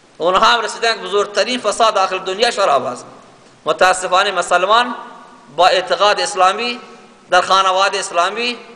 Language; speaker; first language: Persian; non-native, local second language; Baluchi